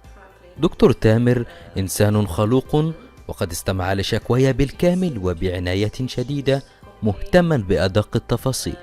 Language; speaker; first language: Arabic; native; Arabic